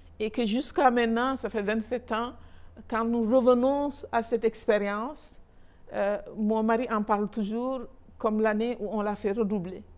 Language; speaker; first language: French; non-native, local second language; Wolof